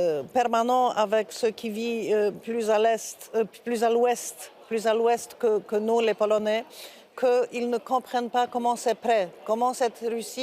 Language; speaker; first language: French; non-native, fluent; Polish